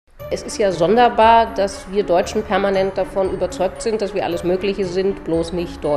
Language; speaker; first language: German; native; German